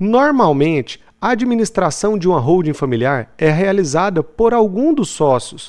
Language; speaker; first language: Portuguese; native; Portuguese